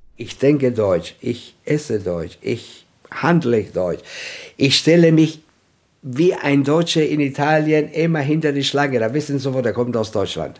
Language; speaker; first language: German; non-native, fluent; Italian